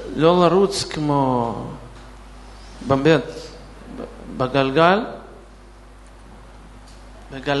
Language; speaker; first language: Hebrew; non-native, fluent; Russian